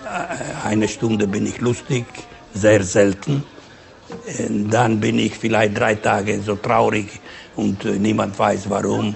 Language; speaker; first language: German; non-native, learner; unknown